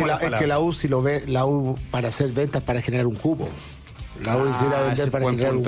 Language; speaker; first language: Spanish; native; Spanish